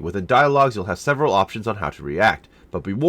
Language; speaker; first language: English; native; English